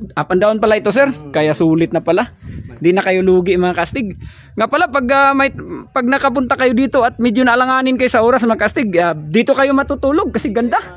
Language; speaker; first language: Filipino; native; Filipino